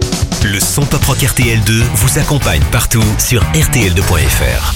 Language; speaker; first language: French; native; French